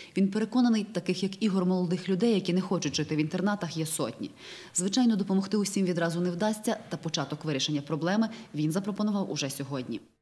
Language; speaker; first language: Ukrainian; native; Ukrainian